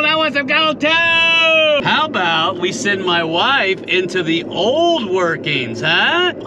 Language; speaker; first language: English; native; English